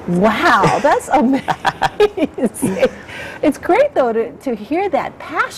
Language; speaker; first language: English; native; English